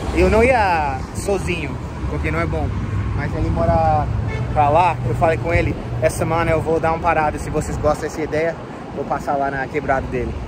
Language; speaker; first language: Portuguese; non-native, fluent; English